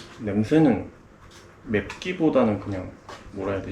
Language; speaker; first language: Korean; native; Korean